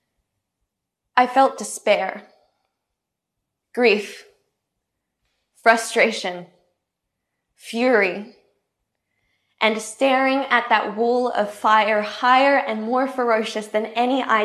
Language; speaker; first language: English; native; English